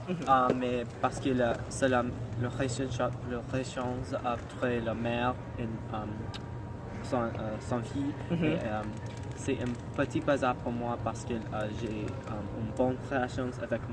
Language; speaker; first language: French; non-native, learner; English